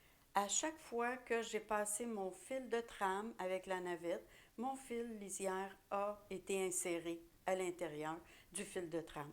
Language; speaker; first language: French; native; French